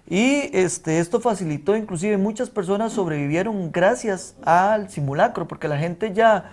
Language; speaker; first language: Spanish; native; Spanish